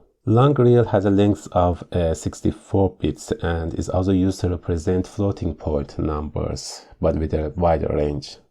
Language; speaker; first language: English; non-native, fluent; Persian